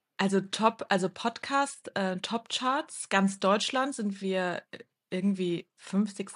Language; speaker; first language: German; early bilingual, other home language; Turkish